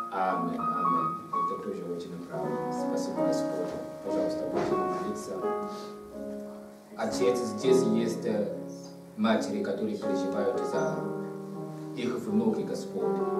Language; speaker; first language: Russian; non-native, fluent; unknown